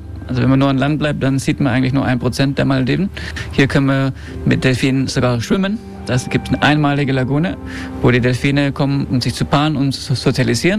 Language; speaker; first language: German; non-native, fluent; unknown